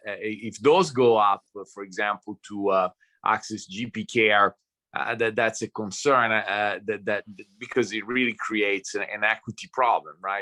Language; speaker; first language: English; non-native, fluent; Italian